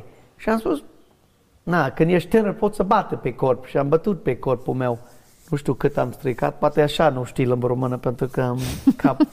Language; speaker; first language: Romanian; non-native, learner; English